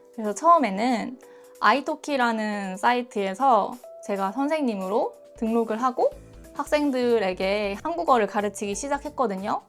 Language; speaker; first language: Korean; native; Korean